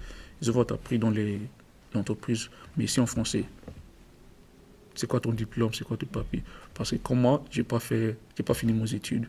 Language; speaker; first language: French; non-native, learner; English